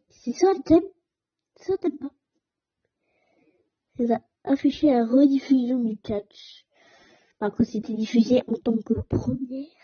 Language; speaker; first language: French; native; French